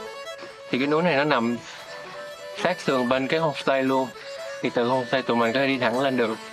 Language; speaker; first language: Vietnamese; native; Vietnamese